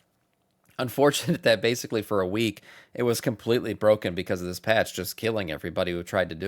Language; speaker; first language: English; native; English